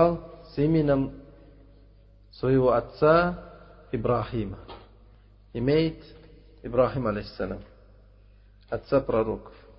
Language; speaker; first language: Russian; non-native, fluent; Uzbek